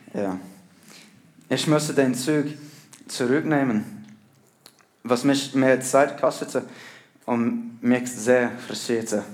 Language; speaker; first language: German; non-native, learner; English